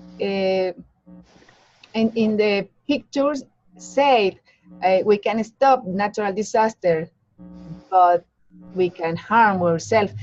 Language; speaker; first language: English; non-native, learner; Spanish